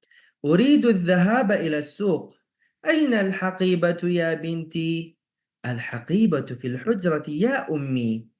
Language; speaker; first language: Arabic; non-native, fluent; Indonesian